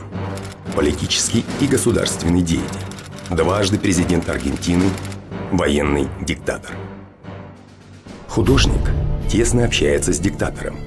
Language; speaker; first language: Russian; native; Russian